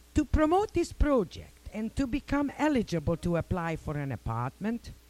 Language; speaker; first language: English; non-native, fluent; Hungarian